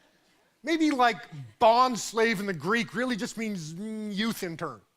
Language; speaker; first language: English; native; English